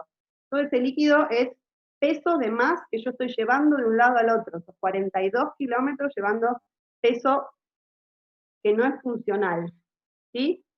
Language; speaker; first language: Spanish; native; Spanish